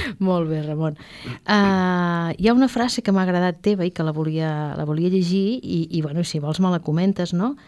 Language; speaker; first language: Catalan; native; Catalan